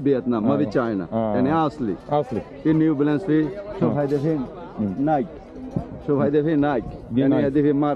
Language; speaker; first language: Arabic; non-native, learner; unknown